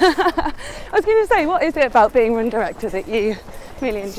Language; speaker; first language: English; native; English